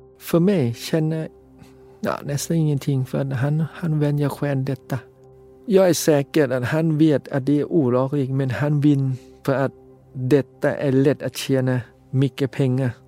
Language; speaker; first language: Swedish; non-native, learner; Thai